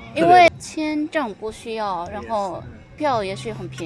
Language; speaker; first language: Chinese; non-native, learner; Korean